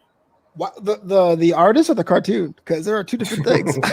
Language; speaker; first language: English; native; English